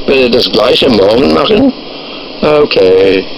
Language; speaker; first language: German; non-native, fluent; English